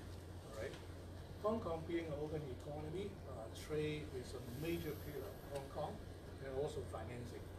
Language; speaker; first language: English; non-native, local second language; Cantonese